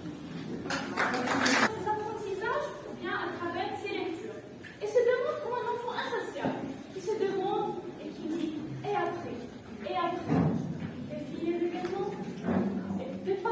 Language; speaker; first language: French; non-native, local second language; Arabic